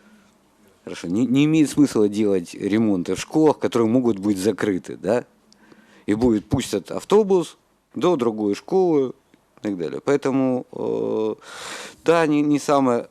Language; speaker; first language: Russian; native; Russian